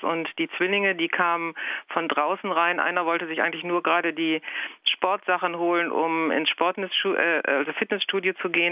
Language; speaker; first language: German; native; German